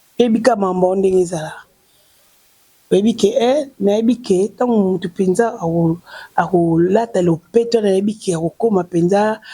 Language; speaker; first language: Lingala; native; Lingala